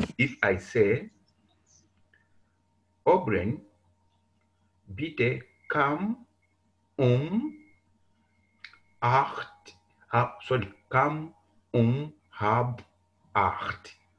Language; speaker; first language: German; non-native, fluent; Bemba